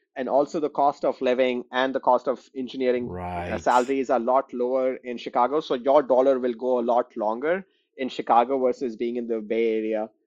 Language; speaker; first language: English; non-native, local second language; Hindi